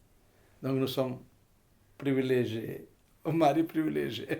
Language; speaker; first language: French; non-native, fluent; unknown